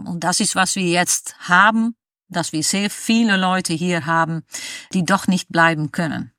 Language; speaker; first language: German; non-native, fluent; Dutch